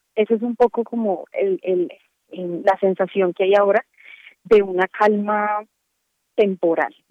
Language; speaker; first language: Spanish; native; Spanish